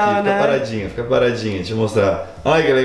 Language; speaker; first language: Portuguese; native; Portuguese